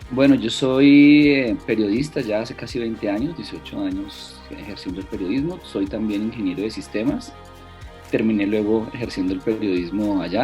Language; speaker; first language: Spanish; native; Spanish